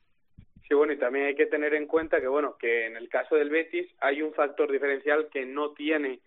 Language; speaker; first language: Spanish; native; Spanish